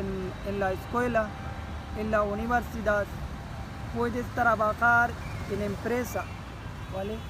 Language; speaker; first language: Spanish; non-native, learner; Urdu